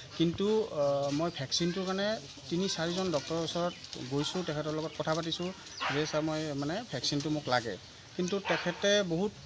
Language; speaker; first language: Assamese; native; Assamese